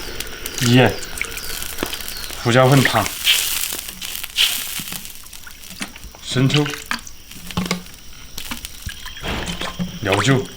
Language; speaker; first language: Chinese; native; Chinese